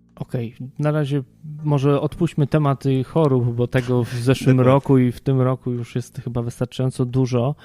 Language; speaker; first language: Polish; native; Polish